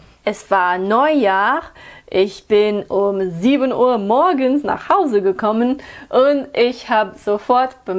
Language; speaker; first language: German; non-native, fluent; English